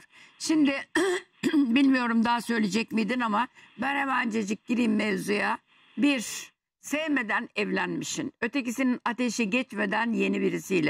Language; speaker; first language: Turkish; native; Turkish